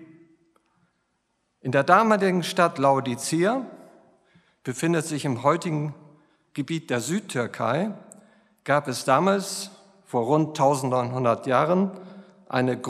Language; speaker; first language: German; native; German